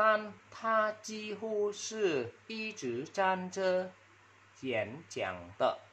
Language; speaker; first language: Chinese; non-native, fluent; Vietnamese